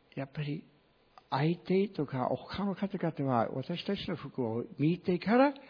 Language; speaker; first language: Japanese; non-native, fluent; English